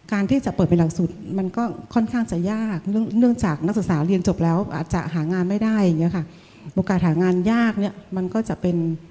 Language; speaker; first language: Thai; non-native, fluent; Vietnamese